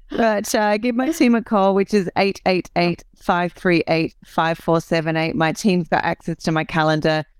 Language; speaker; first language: English; native; English